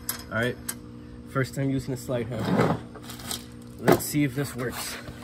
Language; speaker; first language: English; early bilingual, other home language; Spanish